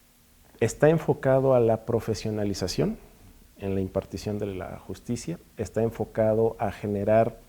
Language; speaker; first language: Spanish; native; Spanish